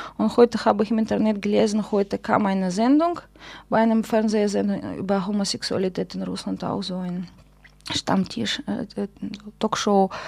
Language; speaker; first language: German; non-native, fluent; Russian